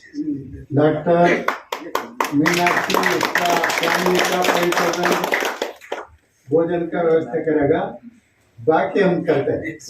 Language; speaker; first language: Hindi; non-native, local second language; Kannada